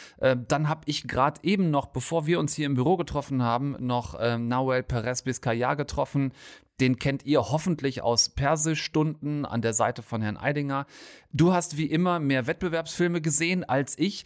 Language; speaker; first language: German; native; German